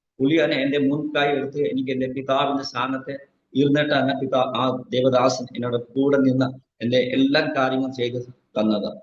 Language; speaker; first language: Malayalam; non-native, fluent; Nepali